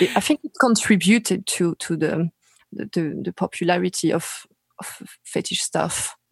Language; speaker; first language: English; non-native, fluent; French